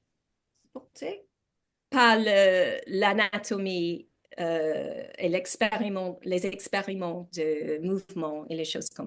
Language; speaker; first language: French; non-native, learner; English